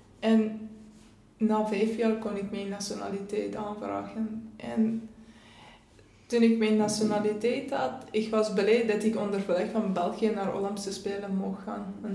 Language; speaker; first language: Dutch; non-native, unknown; Persian